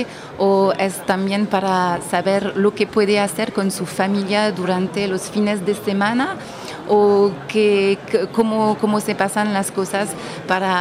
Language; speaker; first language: Spanish; non-native, fluent; French